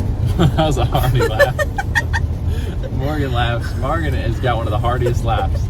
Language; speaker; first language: English; native; English